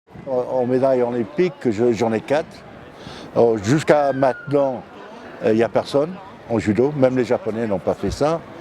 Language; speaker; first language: French; non-native, fluent; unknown